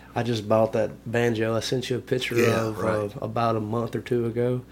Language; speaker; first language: English; native; English